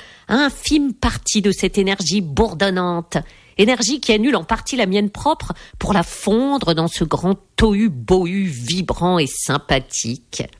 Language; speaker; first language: French; native; French